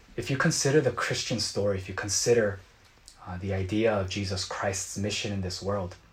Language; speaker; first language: English; native; English